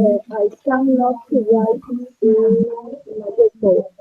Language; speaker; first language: English; non-native, learner; Spanish